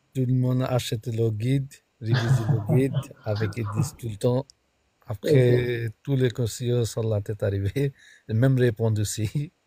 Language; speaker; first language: French; non-native, learner; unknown